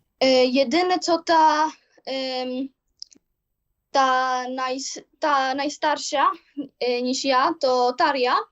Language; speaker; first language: Polish; early bilingual, heritage; Polish